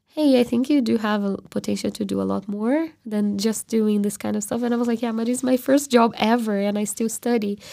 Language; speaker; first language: English; non-native, fluent; Portuguese